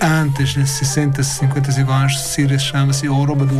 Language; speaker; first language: Portuguese; non-native, learner; Arabic